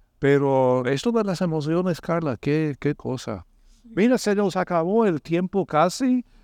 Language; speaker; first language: Spanish; non-native, fluent; English